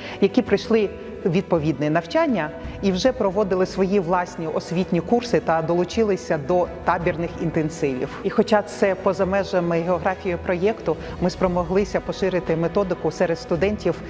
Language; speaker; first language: Ukrainian; native; Ukrainian